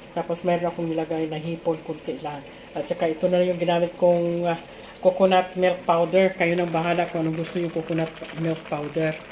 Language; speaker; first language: Filipino; non-native, local second language; Cebuano